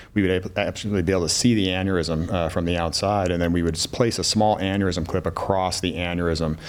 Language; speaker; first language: English; native; English